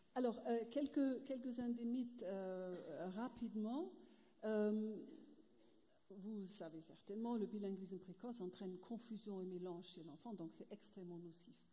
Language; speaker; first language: French; non-native, fluent; German